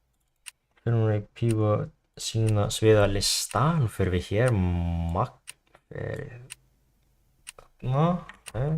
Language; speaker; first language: Icelandic; non-native, learner; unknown